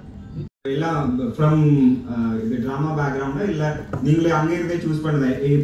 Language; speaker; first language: Tamil; non-native, learner; Malayalam